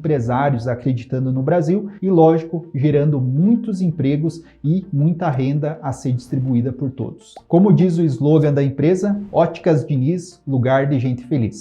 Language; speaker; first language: Portuguese; native; Portuguese